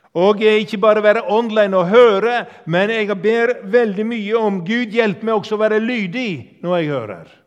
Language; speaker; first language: Norwegian; native; Norwegian